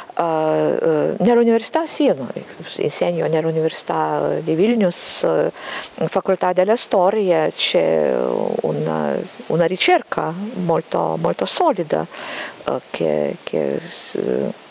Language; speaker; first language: Italian; non-native, fluent; Lithuanian